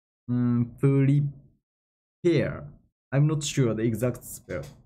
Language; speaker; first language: English; non-native, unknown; Japanese